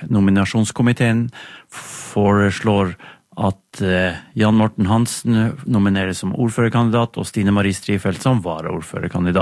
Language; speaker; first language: Norwegian; native; Norwegian